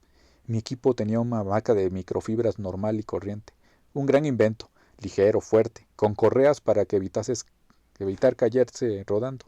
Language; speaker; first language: Spanish; native; Spanish